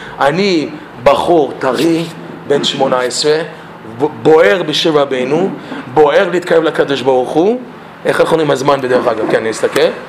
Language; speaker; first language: Hebrew; non-native, fluent; English